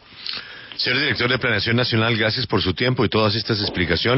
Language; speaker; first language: Spanish; native; Spanish